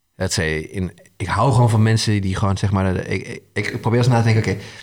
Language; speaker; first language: Dutch; early bilingual, other home language; Arabic